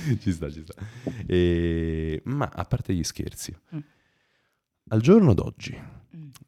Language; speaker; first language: Italian; native; Italian